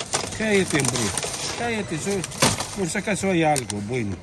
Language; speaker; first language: Spanish; non-native, learner; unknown